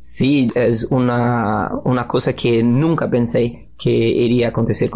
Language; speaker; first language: Spanish; non-native, learner; Portuguese